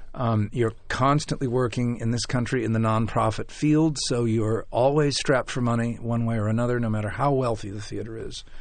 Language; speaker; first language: English; native; English